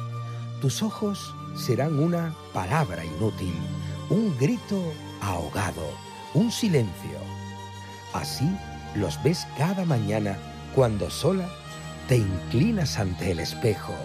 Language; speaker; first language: Spanish; native; Spanish